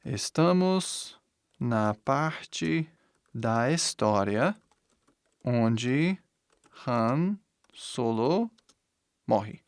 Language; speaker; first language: Portuguese; non-native, fluent; English